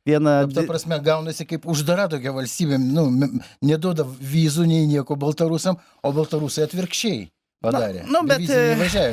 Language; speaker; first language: Lithuanian; native; Lithuanian